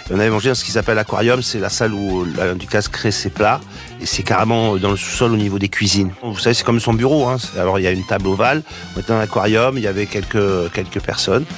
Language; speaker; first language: French; native; French